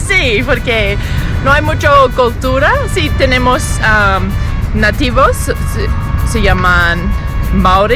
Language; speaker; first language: Spanish; non-native, learner; English